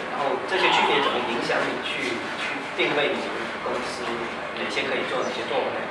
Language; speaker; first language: Chinese; native; Chinese